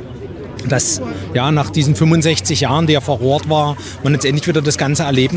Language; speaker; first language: German; native; German